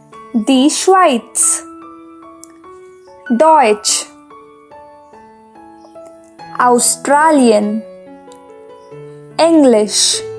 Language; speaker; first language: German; non-native, fluent; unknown